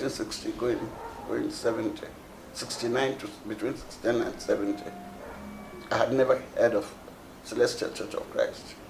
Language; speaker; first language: English; non-native, local second language; Yoruba